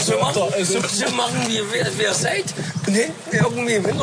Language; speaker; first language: German; native; German